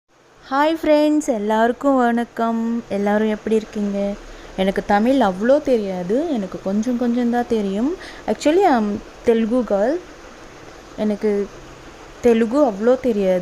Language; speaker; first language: Tamil; non-native, local second language; Telugu